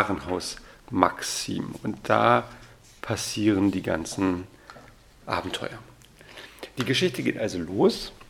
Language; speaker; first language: German; native; German